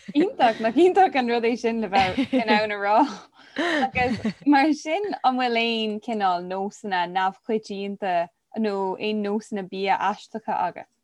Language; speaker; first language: Irish; non-native, local second language; English